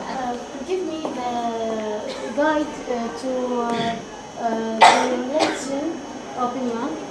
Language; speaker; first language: English; non-native, learner; Arabic